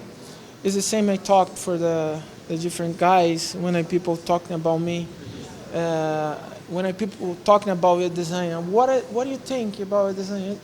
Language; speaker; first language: English; non-native, learner; Portuguese